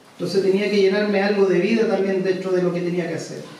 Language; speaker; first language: Spanish; native; Spanish